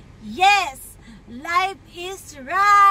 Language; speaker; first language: English; non-native, local second language; Filipino